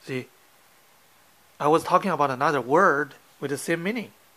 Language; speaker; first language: English; non-native, fluent; Chinese